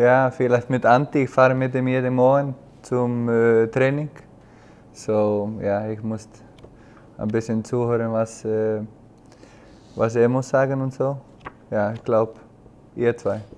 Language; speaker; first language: German; non-native, fluent; Icelandic